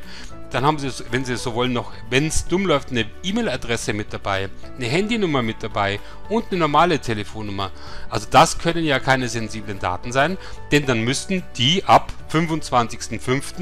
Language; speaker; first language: German; native; German